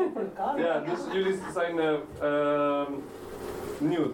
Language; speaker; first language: Dutch; non-native, learner; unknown